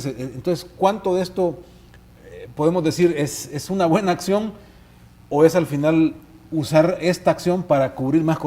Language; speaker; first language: Spanish; native; Spanish